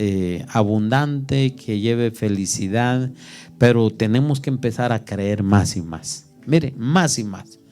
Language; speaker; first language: Spanish; native; Spanish